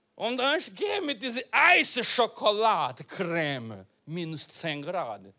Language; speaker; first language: German; non-native, learner; Portuguese